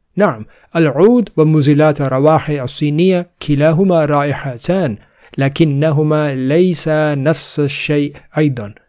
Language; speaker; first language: Arabic; non-native, fluent; Urdu